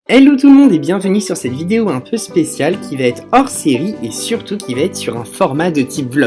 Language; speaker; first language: French; native; French